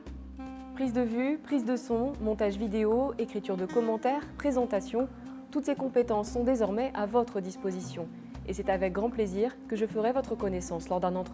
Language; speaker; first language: French; native; French